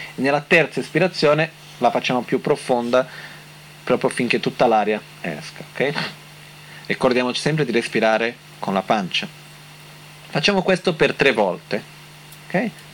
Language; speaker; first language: Italian; non-native, fluent; Portuguese